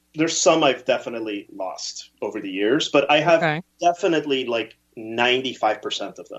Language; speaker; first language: English; early bilingual, other home language; Spanish